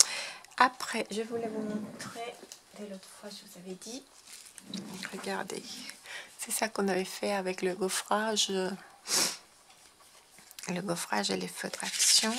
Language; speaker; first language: French; non-native, fluent; Spanish